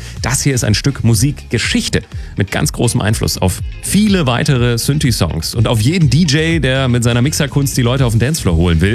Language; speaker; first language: German; native; German